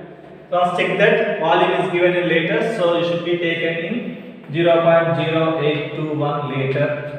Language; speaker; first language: English; non-native, local second language; Telugu